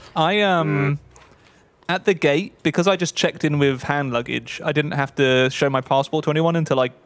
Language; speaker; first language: English; native; English